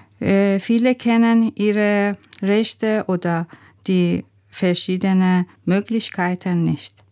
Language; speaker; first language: German; non-native, learner; Persian